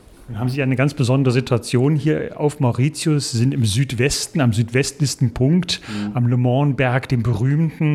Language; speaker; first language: German; native; German